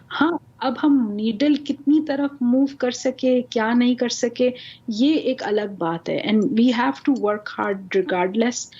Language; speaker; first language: Urdu; native; Urdu